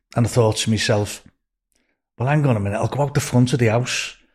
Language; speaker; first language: English; native; English